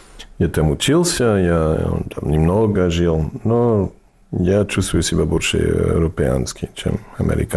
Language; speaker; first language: Russian; non-native, fluent; English